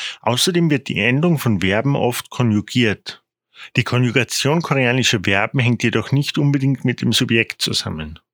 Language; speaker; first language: German; non-native, fluent; Korean